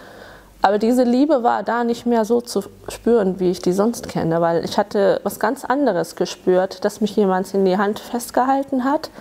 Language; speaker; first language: German; early bilingual, other home language; Tamil